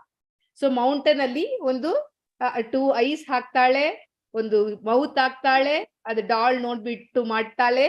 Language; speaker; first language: Kannada; non-native, learner; Tamil